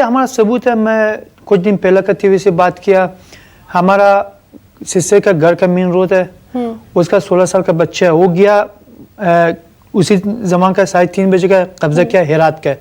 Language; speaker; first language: Hindi; non-native, learner; Persian